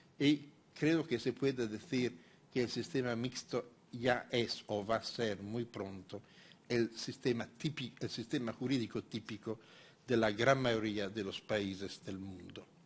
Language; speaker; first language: Spanish; non-native, fluent; Italian